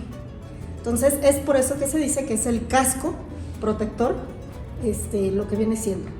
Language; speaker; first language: Spanish; native; Spanish